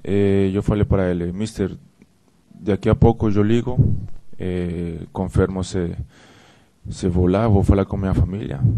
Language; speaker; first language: Portuguese; non-native, fluent; Spanish